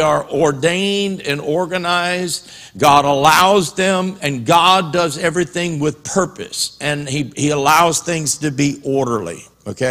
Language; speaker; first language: English; native; English